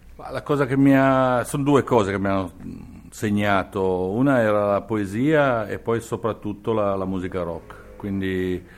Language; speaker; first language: Italian; native; Italian